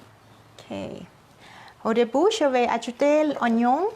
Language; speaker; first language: French; non-native, learner; Thai